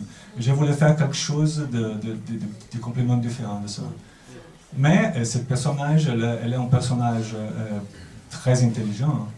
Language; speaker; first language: French; non-native, fluent; Portuguese